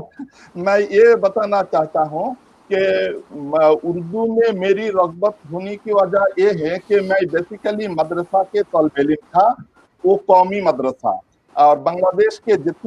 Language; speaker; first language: Urdu; non-native, local second language; Bangla